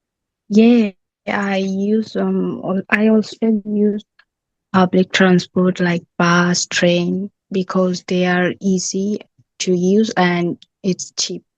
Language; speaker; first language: English; non-native, learner; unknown